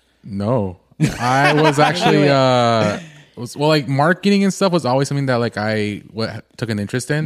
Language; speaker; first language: English; early bilingual, other home language; Spanish